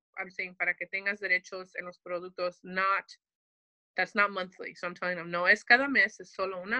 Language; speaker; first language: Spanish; early bilingual, heritage; English